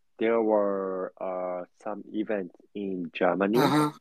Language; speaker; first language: English; non-native, learner; Japanese